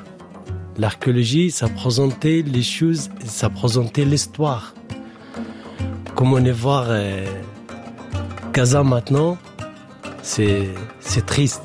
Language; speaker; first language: French; non-native, learner; Arabic